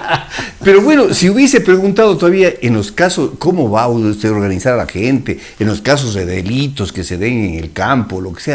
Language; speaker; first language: Spanish; native; Spanish